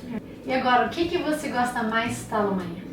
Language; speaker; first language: Portuguese; non-native, fluent; German